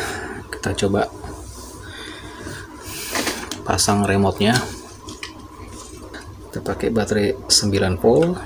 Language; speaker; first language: Indonesian; native; Indonesian